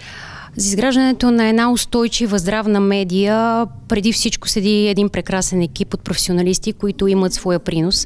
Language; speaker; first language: Bulgarian; native; Bulgarian